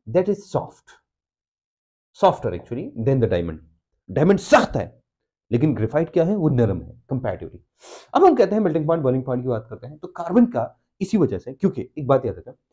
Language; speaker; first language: Urdu; non-native, local second language; Pashto